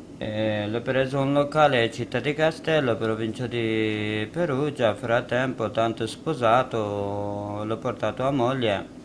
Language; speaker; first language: Italian; non-native, learner; Kurdish